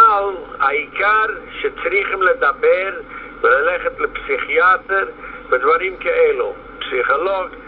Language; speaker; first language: Hebrew; non-native, fluent; Yiddish